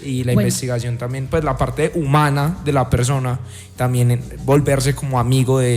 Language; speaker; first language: Spanish; native; Spanish